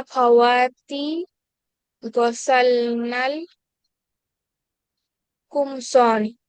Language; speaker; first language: Arabic; non-native, learner; Bangla